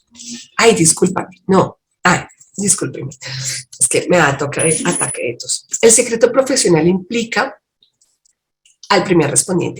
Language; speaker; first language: Spanish; native; Spanish